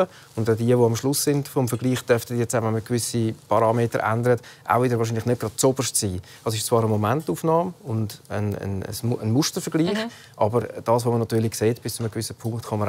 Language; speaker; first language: German; native; German